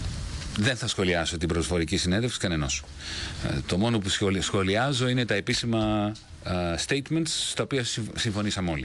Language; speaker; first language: Greek; native; Greek